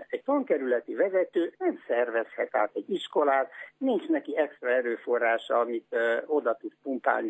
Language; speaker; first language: Hungarian; native; Hungarian